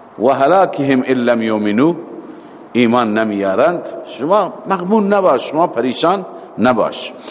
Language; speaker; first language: Persian; native; Persian